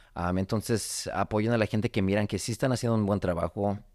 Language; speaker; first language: Spanish; early bilingual, heritage; Spanish